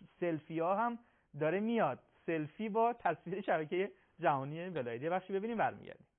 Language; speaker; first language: Persian; native; Persian